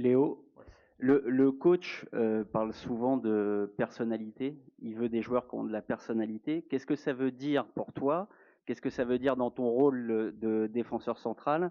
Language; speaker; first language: French; native; French